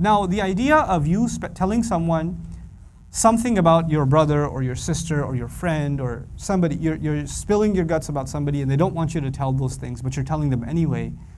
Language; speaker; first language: English; native; English